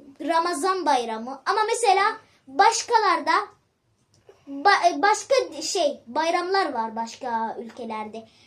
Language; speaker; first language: Turkish; early bilingual, other home language; Arabic